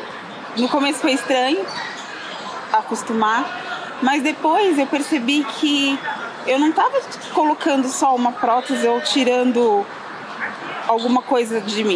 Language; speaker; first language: Portuguese; native; Portuguese